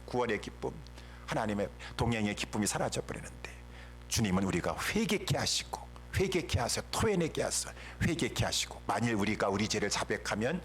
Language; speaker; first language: Korean; native; Korean